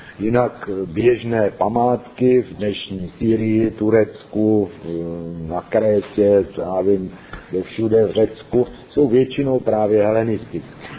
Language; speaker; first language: Czech; native; Czech